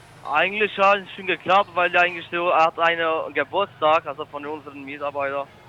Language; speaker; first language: German; non-native, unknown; Italian